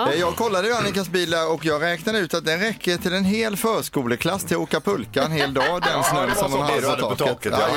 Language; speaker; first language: Swedish; native; Swedish